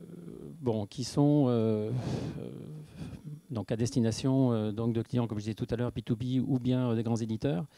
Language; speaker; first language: French; native; French